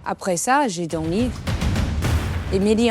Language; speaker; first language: French; non-native, learner; English